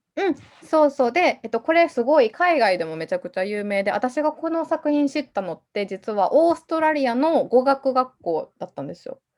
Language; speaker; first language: Japanese; native; Japanese